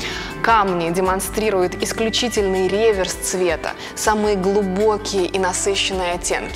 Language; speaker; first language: Russian; native; Russian